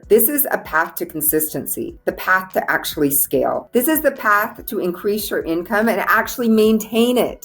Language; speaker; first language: English; native; English